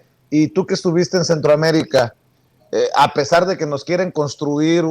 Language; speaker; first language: Spanish; native; Spanish